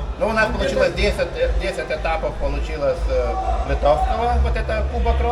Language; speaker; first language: Russian; non-native, local second language; Lithuanian